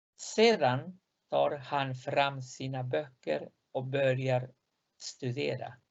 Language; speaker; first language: Swedish; non-native, fluent; Spanish